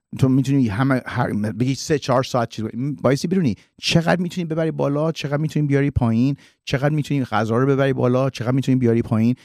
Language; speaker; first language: Persian; early bilingual, heritage; Persian